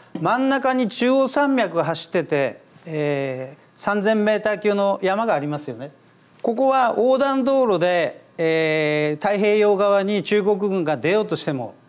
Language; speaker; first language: Japanese; native; Japanese